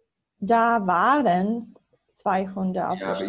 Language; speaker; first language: German; non-native, learner; English